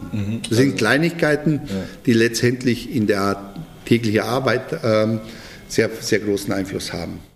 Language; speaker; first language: German; non-native, fluent; Bosnian